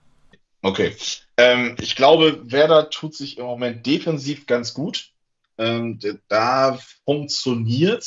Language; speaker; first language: German; native; German